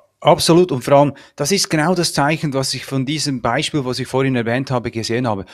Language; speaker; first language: German; native; German